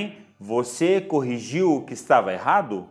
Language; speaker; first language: Portuguese; non-native, fluent; Arabic